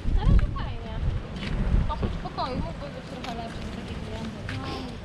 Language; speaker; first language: Polish; native; Polish